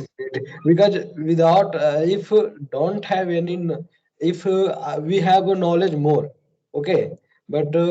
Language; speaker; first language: English; non-native, learner; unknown